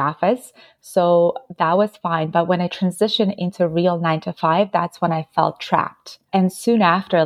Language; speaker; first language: English; non-native, fluent; Ukrainian